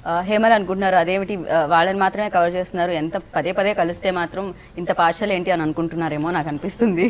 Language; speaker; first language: Telugu; native; Telugu